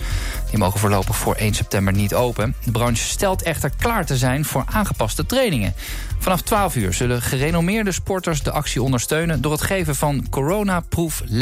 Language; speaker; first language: Dutch; native; Dutch